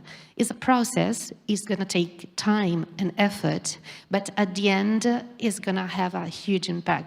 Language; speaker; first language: English; non-native, fluent; Italian